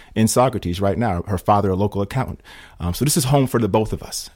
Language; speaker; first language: English; native; English